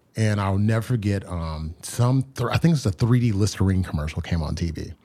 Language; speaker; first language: English; native; English